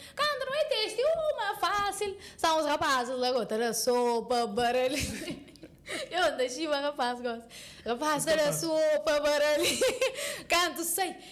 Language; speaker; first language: Portuguese; non-native, local second language; Kabuverdianu